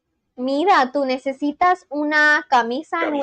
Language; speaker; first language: Spanish; non-native, learner; Bangla